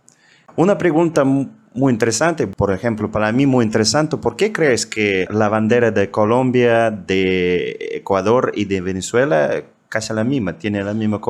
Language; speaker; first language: Spanish; non-native, fluent; Russian